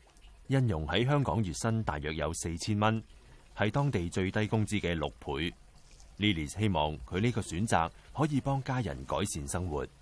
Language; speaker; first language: Cantonese; native; Cantonese